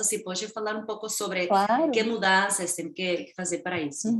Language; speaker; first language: Portuguese; non-native, fluent; Spanish